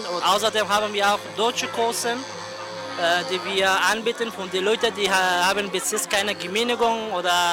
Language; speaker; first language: German; non-native, fluent; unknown